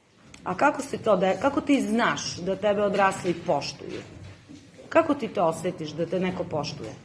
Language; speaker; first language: Serbian; native; Serbian